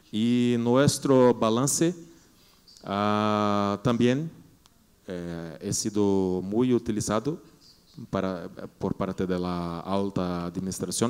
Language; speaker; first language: Spanish; non-native, learner; Portuguese